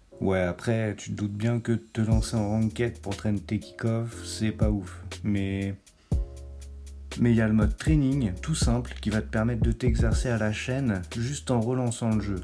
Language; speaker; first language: French; native; French